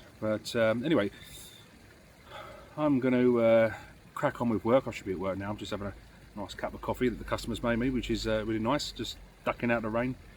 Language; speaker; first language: English; native; English